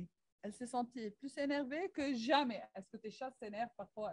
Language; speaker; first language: French; non-native, local second language; Arabic